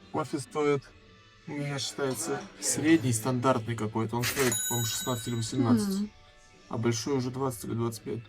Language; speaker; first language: Russian; native; Russian